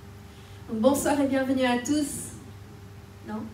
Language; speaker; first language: French; native; French